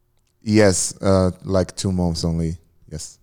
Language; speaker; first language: English; non-native, learner; Portuguese